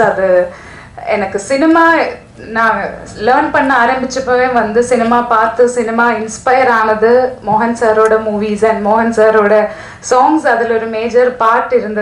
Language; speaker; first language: Tamil; non-native, fluent; Malayalam